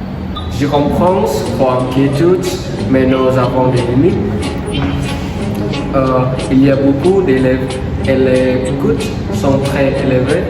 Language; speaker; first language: French; non-native, learner; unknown